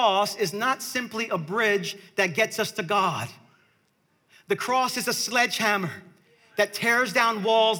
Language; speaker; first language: English; native; English